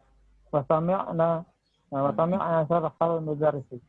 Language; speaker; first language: Arabic; non-native, learner; Indonesian